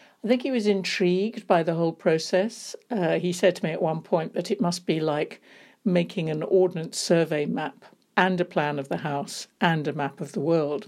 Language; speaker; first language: English; native; English